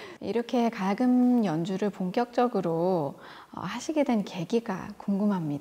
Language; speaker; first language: Korean; native; Korean